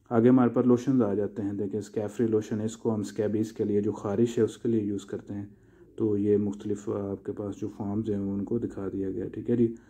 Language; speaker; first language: Urdu; non-native, local second language; Punjabi